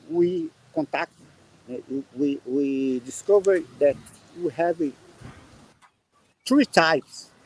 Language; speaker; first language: English; non-native, learner; Portuguese